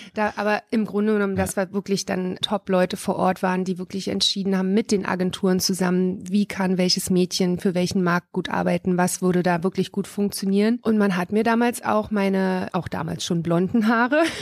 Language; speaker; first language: German; native; German